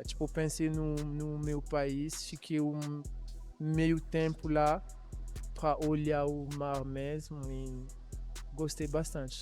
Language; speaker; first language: Portuguese; non-native, learner; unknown